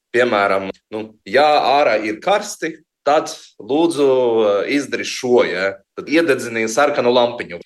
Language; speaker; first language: Latvian; non-native, local second language; Russian